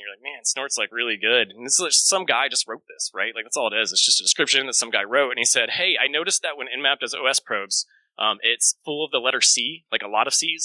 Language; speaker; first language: English; native; English